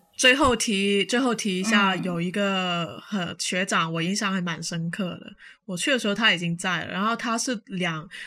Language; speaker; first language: Chinese; non-native, local second language; Cantonese